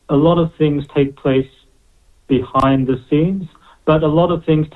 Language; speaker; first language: English; native; English